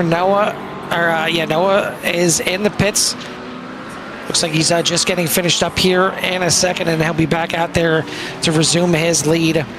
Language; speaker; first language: English; native; English